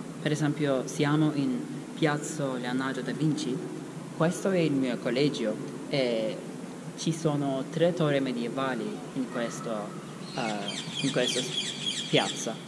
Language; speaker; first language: Italian; non-native, learner; Turkish